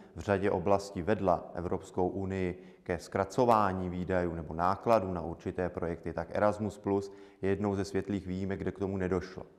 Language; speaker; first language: Czech; native; Czech